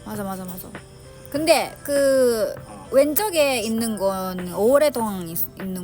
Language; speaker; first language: Korean; non-native, learner; Japanese